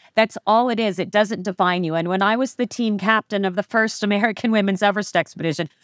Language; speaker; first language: English; native; English